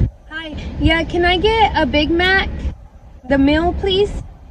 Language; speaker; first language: English; early bilingual, other home language; Spanish